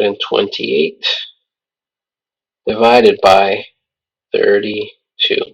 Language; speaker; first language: English; native; English